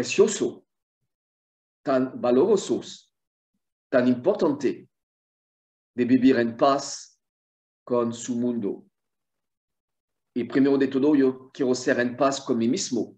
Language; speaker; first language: Spanish; non-native, fluent; French